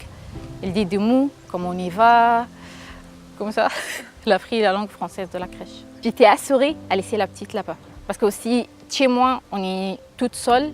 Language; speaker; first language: French; non-native, learner; Arabic